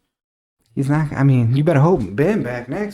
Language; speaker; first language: English; native; English